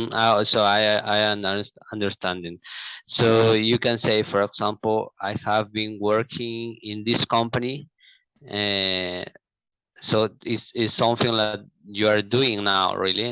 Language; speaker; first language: English; non-native, learner; Portuguese